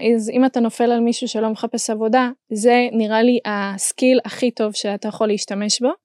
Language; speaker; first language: Hebrew; non-native, fluent; German